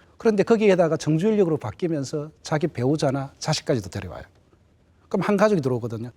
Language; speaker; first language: Korean; native; Korean